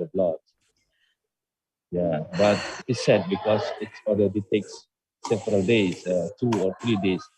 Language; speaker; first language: English; non-native, learner; Indonesian